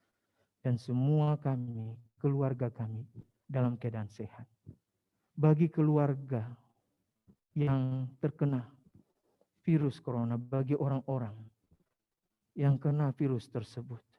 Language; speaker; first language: Indonesian; native; Indonesian